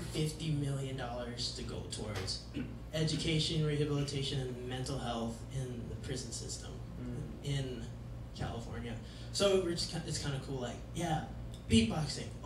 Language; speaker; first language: English; native; English